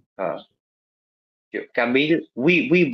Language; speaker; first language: French; non-native, learner; Bangla